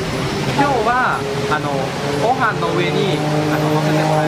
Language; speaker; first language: Japanese; non-native, learner; Thai